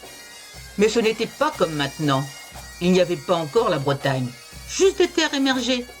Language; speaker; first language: French; native; French